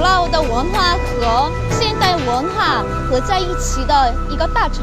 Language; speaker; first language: Chinese; non-native, learner; Korean